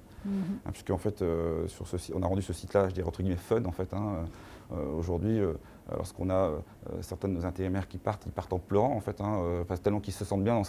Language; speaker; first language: French; native; French